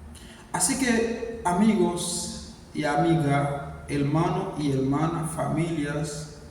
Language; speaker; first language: Spanish; non-native, learner; Haitian Creole